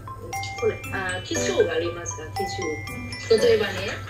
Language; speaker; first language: Japanese; non-native, learner; Thai